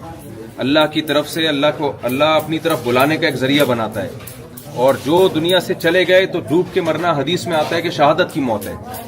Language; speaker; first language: Urdu; native; Urdu